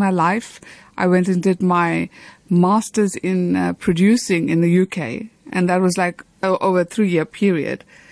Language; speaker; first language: English; native; English